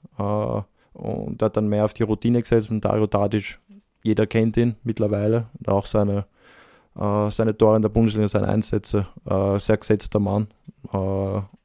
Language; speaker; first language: German; native; German